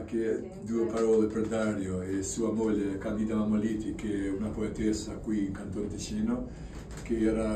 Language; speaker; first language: Italian; non-native, learner; Albanian